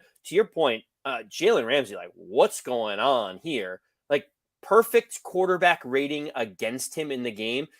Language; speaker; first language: English; native; English